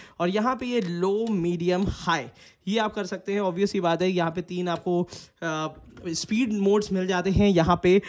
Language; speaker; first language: Hindi; native; Hindi